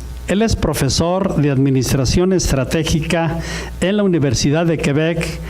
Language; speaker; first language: Spanish; native; Spanish